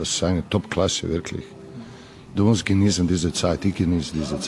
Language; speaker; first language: German; non-native, learner; Serbian